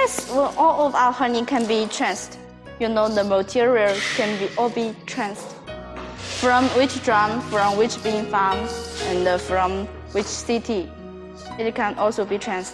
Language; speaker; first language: English; non-native, learner; Chinese